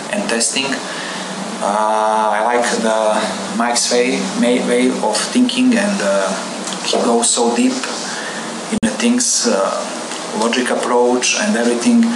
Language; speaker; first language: English; non-native, learner; Serbian